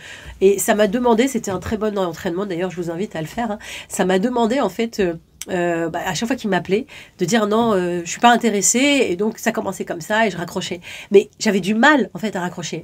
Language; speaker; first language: French; native; French